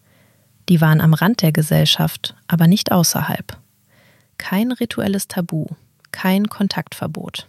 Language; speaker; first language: German; native; German